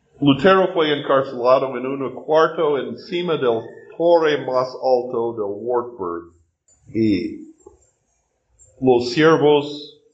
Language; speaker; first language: Spanish; non-native, learner; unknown